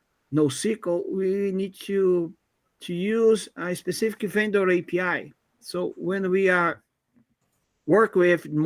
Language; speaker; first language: English; non-native, fluent; Portuguese